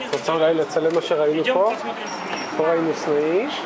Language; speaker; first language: Hebrew; native; Hebrew